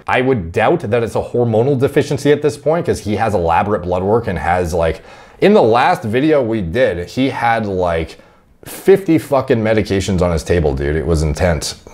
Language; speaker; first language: English; native; English